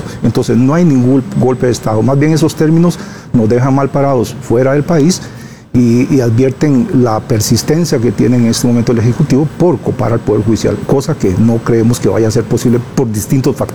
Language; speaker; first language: Spanish; native; Spanish